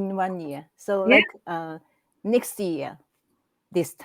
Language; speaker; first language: English; non-native, learner; Japanese